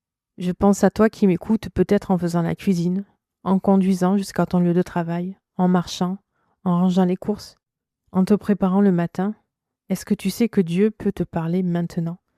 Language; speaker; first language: French; native; French